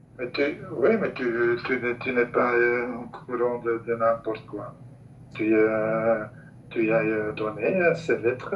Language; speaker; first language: French; non-native, local second language; Dutch